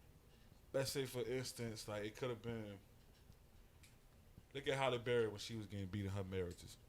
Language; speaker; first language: English; native; English